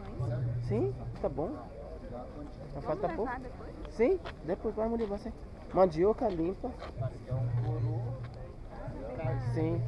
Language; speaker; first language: Portuguese; non-native, learner; Arabic